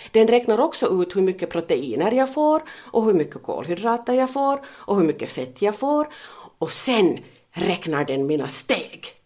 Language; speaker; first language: Swedish; non-native, local second language; Finnish